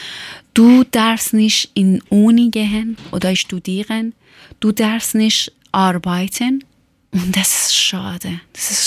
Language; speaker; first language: German; non-native, learner; Persian